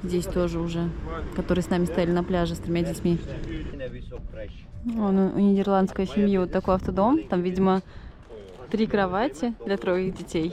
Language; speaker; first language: Russian; native; Russian